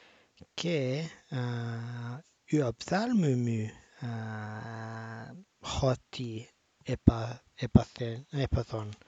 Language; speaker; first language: Greek; non-native, learner; English